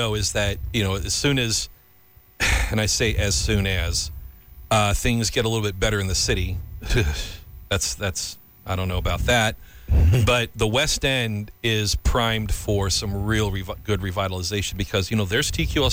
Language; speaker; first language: English; native; English